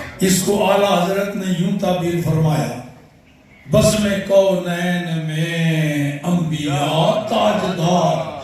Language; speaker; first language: Urdu; non-native, local second language; Punjabi